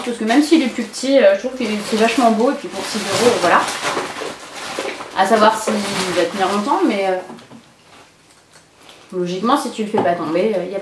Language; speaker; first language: French; native; French